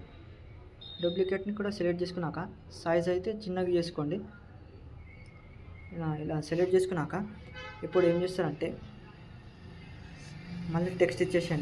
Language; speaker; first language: Telugu; native; Telugu